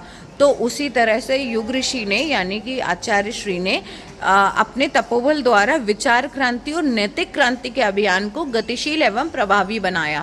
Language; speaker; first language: Hindi; native; Hindi